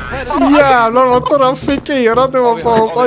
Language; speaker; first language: Swedish; native; Swedish